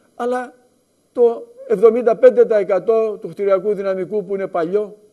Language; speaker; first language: Greek; native; Greek